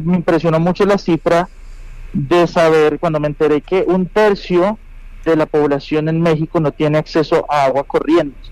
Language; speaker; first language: Spanish; native; Spanish